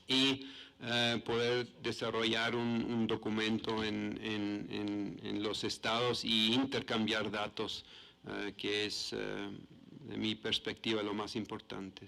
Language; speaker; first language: Spanish; non-native, fluent; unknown